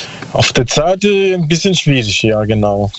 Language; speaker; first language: German; non-native, learner; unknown